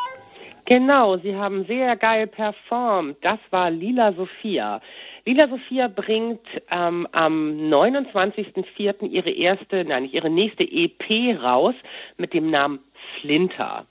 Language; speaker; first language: German; native; German